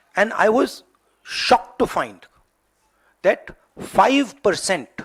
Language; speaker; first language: English; non-native, local second language; Hindi